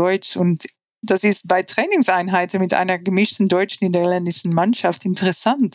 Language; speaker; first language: English; non-native, fluent; Dutch